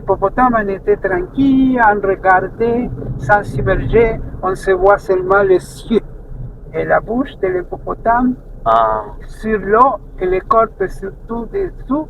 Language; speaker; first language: French; non-native, fluent; Spanish